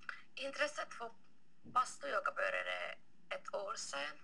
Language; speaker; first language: Swedish; non-native, local second language; Finnish